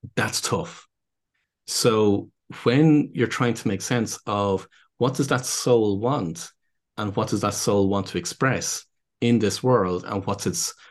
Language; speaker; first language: English; native; English